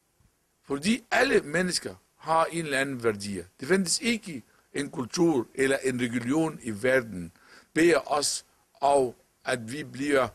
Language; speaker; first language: Danish; non-native, local second language; Arabic